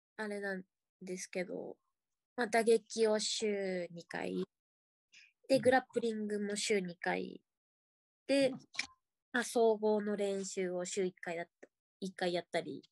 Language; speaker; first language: Japanese; native; Japanese